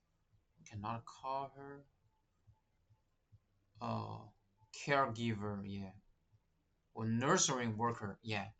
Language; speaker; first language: English; non-native, fluent; Chinese